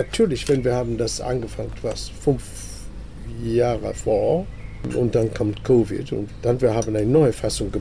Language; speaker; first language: German; non-native, fluent; English